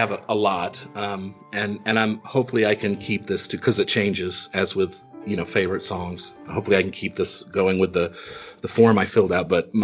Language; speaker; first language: English; native; English